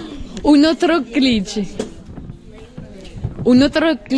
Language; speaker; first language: Spanish; non-native, learner; French